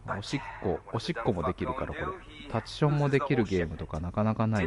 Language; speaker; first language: Japanese; native; Japanese